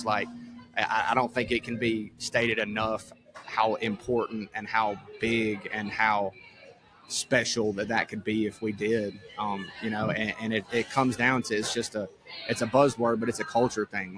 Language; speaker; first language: English; native; English